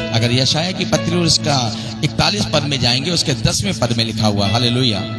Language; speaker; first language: Hindi; native; Hindi